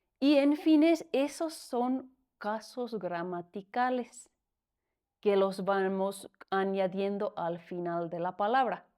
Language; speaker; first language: Spanish; non-native, fluent; Finnish